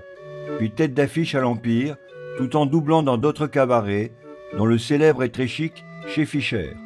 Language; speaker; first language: French; native; French